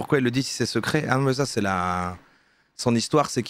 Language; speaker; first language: French; native; French